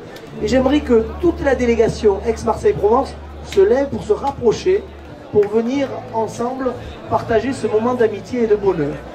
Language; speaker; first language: French; native; French